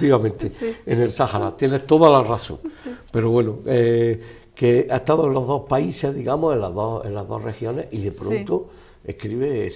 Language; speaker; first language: Spanish; native; Spanish